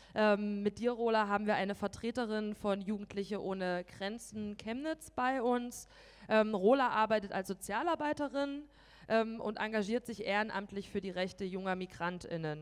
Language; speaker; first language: German; native; German